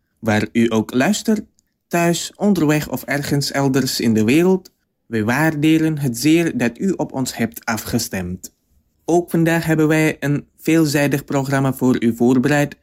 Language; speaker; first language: Dutch; non-native, fluent; Indonesian